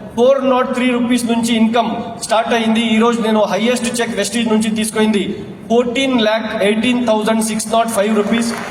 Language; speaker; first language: Telugu; non-native, local second language; Urdu